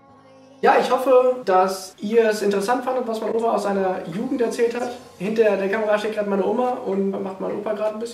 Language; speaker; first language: German; native; German